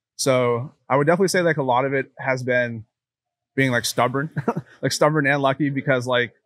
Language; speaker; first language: English; native; English